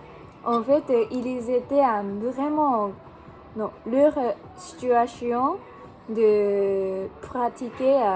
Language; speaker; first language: French; non-native, learner; Japanese